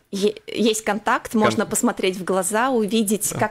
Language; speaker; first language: Russian; native; Russian